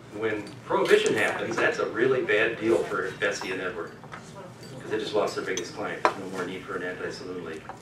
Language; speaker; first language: English; native; English